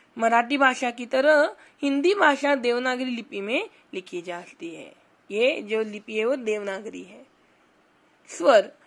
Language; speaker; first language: Hindi; non-native, local second language; Marathi